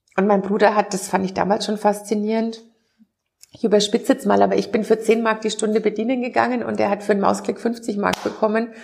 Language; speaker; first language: German; native; German